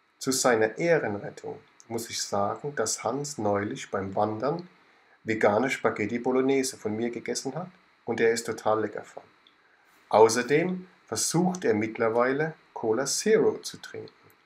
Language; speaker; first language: German; native; German